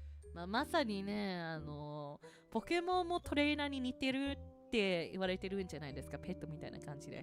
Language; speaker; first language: Japanese; native; Japanese